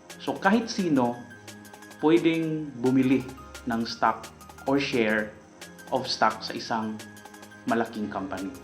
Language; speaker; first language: Filipino; non-native, local second language; Cebuano